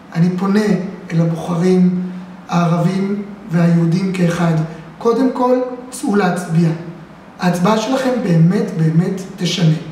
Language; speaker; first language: Hebrew; native; Hebrew